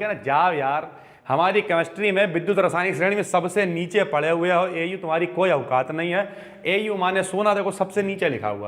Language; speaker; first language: Hindi; native; Hindi